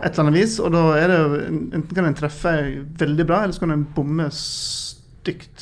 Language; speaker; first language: Norwegian; native; Norwegian